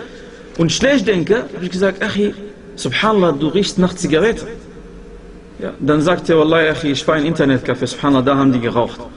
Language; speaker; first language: German; non-native, fluent; Arabic